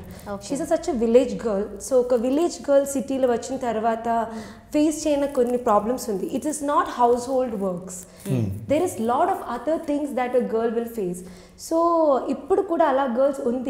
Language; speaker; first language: Telugu; non-native, learner; Malayalam